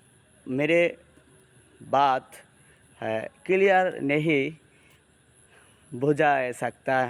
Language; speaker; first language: Hindi; non-native, learner; Bangla